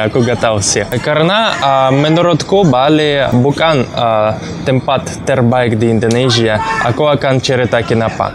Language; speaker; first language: Indonesian; non-native, learner; Russian